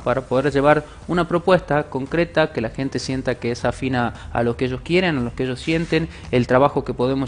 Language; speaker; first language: Spanish; native; Spanish